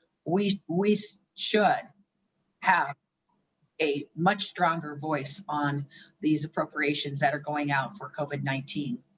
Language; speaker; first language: English; native; English